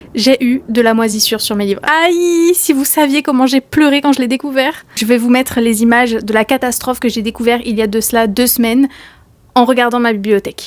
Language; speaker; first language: French; native; French